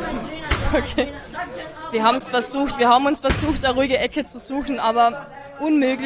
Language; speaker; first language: German; native; German